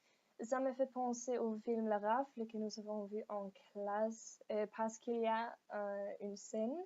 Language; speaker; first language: French; non-native, learner; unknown